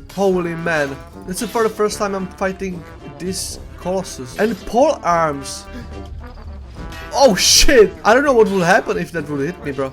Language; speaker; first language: English; non-native, fluent; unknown